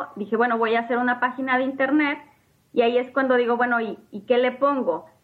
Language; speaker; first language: Spanish; native; Spanish